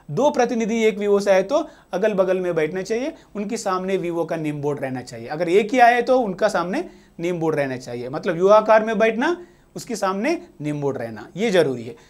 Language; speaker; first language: Hindi; non-native, local second language; Telugu